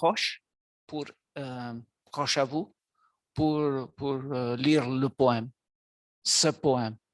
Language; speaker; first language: French; non-native, learner; Maltese